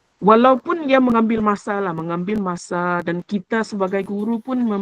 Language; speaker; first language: Malay; non-native, local second language; Central Dusun